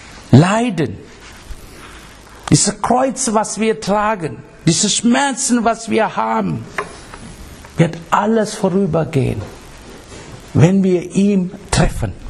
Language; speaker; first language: German; non-native, fluent; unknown